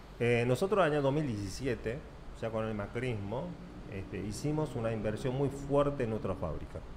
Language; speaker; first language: Spanish; early bilingual, other home language; Korean